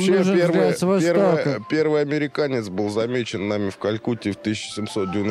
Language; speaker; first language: Russian; native; Russian